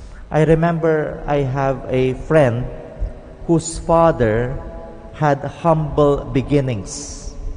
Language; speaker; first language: English; non-native, local second language; Filipino